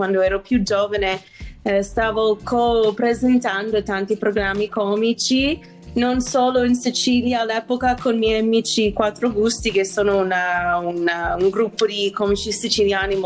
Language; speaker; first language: Italian; non-native, fluent; English